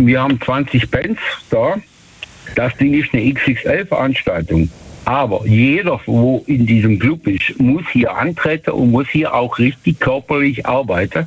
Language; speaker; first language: German; native; German